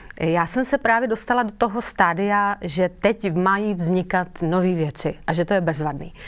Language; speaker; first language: Czech; native; Czech